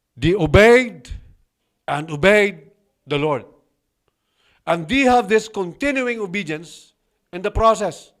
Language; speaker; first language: English; non-native, local second language; Filipino